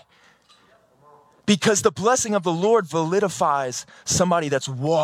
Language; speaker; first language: English; native; English